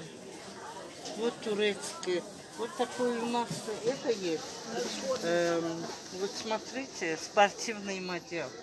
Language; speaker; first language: Russian; non-native, learner; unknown